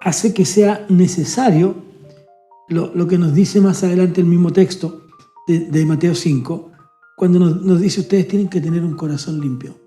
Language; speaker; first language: Spanish; native; Spanish